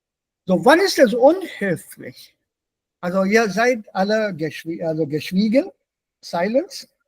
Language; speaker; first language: German; non-native, fluent; Hindi